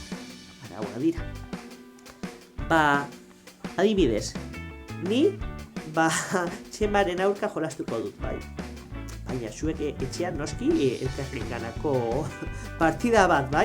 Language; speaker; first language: Basque; non-native, local second language; Spanish